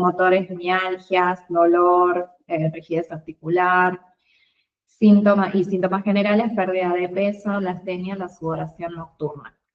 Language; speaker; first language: Spanish; native; Spanish